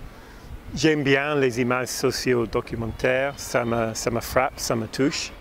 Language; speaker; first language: French; non-native, fluent; English